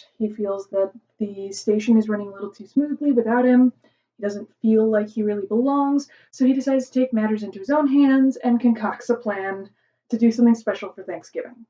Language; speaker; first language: English; native; English